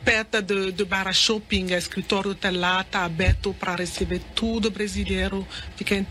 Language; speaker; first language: Portuguese; non-native, learner; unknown